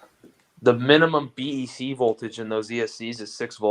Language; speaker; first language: English; native; English